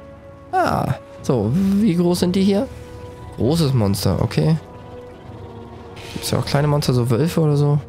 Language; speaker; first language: German; native; German